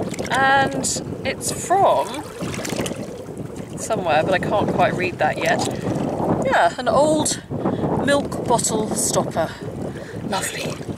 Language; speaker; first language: English; native; English